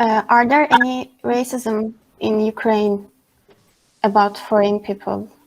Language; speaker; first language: English; non-native, learner; Turkish